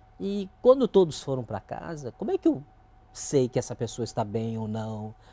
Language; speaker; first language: Portuguese; early bilingual, other home language; Chinese